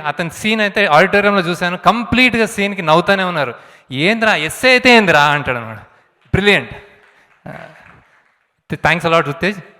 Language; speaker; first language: Telugu; native; Telugu